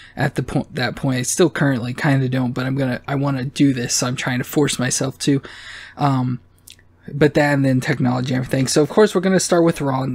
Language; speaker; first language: English; native; English